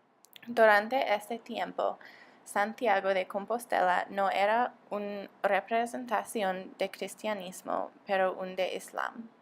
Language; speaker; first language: Spanish; non-native, learner; English